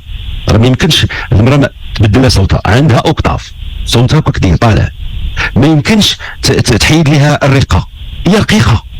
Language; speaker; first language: Arabic; native; Arabic